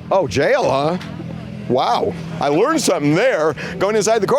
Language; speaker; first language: English; native; English